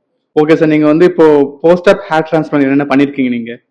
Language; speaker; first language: Tamil; native; Tamil